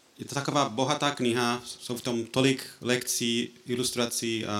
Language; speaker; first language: Czech; non-native, fluent; English